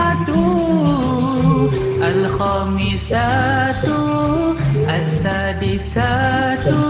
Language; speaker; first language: Arabic; non-native, learner; Malay